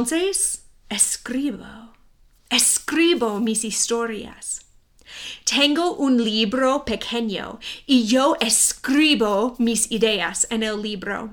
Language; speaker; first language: Spanish; non-native, fluent; English